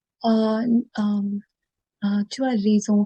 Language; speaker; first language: French; non-native, learner; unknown